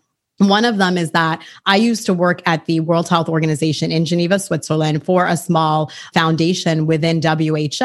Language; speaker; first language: English; early bilingual, other home language; Haitian Creole